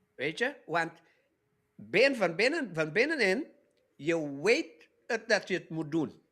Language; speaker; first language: Dutch; non-native, local second language; Papiamento